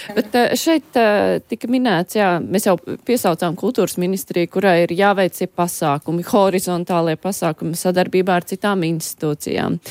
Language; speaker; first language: Latvian; native; Latvian